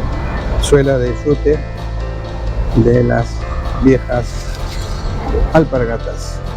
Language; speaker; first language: Spanish; native; Spanish